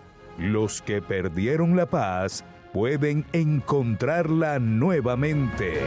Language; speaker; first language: Spanish; native; Spanish